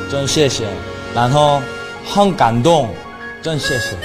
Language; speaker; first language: Chinese; non-native, learner; Korean